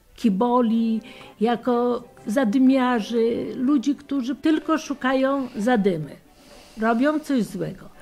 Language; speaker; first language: Polish; native; Polish